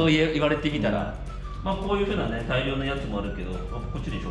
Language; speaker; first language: Japanese; native; Japanese